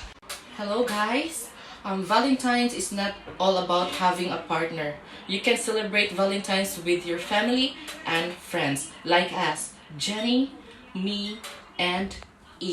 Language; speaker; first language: English; non-native, local second language; Filipino